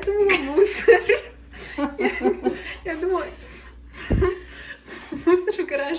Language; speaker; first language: Russian; early bilingual, heritage; Russian